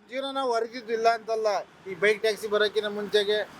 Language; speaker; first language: Kannada; native; Kannada